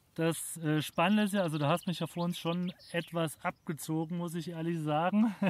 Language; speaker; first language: German; native; German